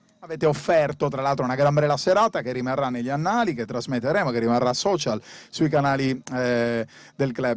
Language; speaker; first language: Italian; native; Italian